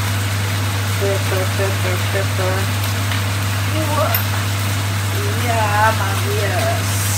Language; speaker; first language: English; non-native, learner; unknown